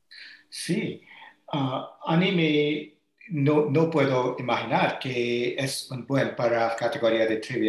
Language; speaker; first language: Spanish; non-native, learner; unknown